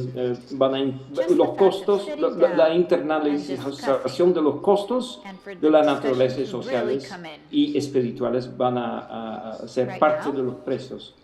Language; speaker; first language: Spanish; non-native, fluent; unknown